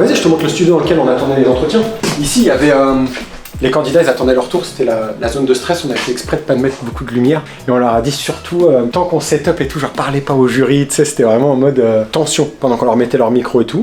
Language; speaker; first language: French; native; French